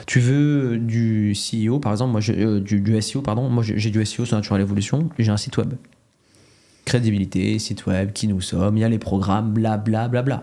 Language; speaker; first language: French; native; French